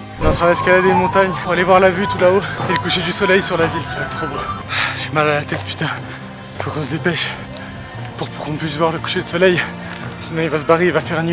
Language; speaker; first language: French; native; French